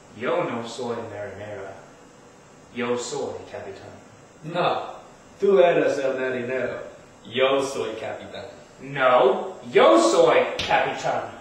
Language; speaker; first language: Spanish; non-native, learner; English